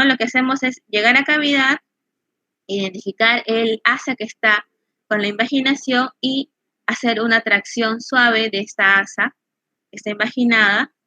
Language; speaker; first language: Spanish; native; Spanish